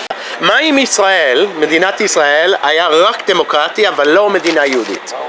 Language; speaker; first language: Hebrew; non-native, fluent; English